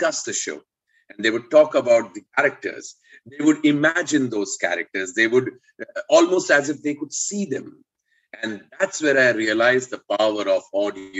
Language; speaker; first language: English; non-native, local second language; Hindi